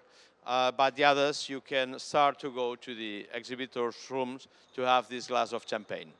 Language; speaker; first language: English; non-native, fluent; Catalan